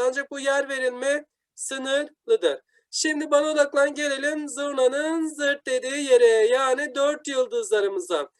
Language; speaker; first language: Turkish; native; Turkish